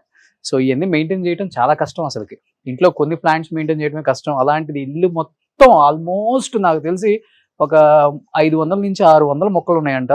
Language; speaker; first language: Telugu; native; Telugu